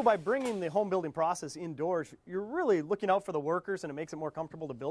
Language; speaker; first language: English; native; English